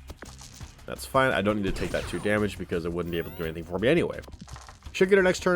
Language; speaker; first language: English; native; English